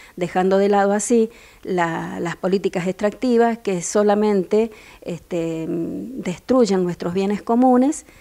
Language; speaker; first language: Spanish; native; Spanish